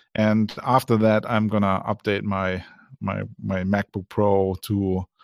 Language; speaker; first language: English; non-native, fluent; German